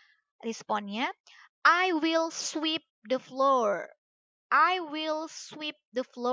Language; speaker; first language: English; non-native, fluent; Indonesian